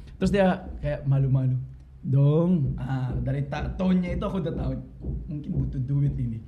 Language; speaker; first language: Indonesian; non-native, fluent; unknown